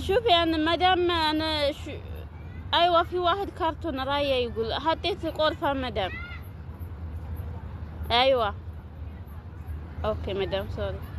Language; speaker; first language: Arabic; non-native, learner; Amharic